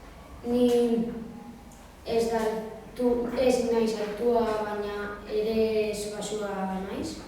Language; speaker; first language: Basque; non-native, learner; Spanish